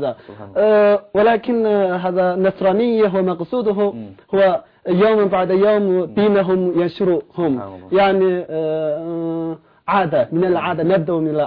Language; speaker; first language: Arabic; non-native, learner; Chinese